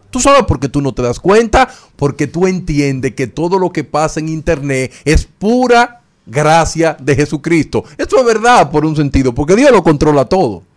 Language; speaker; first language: Spanish; native; Spanish